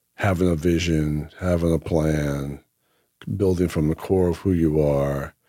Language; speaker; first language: English; native; English